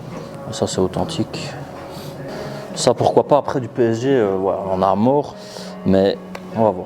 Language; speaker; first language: French; native; French